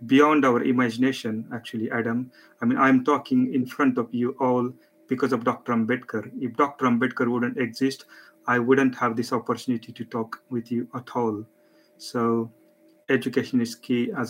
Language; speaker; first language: English; non-native, local second language; Marathi